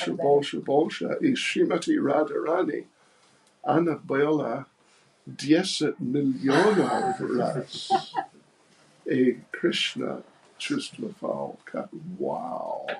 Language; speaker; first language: Russian; non-native, learner; English